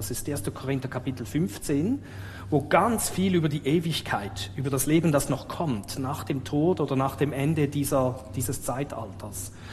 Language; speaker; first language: German; native; German